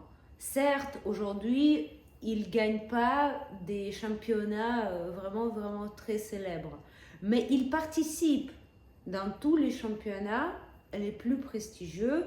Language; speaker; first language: French; non-native, fluent; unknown